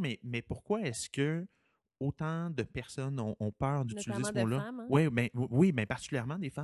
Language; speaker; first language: French; native; French